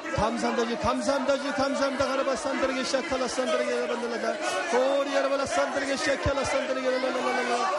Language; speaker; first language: Korean; early bilingual, heritage; Korean